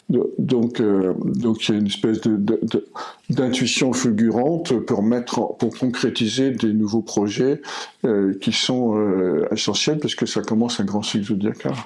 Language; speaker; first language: French; native; French